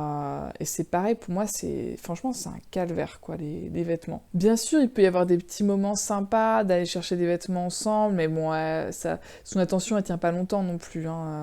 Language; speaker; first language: French; native; French